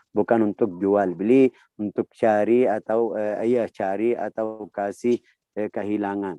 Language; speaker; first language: Indonesian; non-native, fluent; Arabic